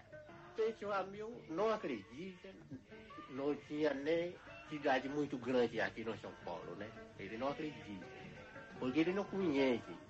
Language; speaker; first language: Portuguese; non-native, local second language; Kayapó